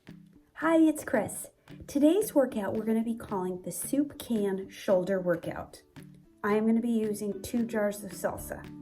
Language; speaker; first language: English; native; English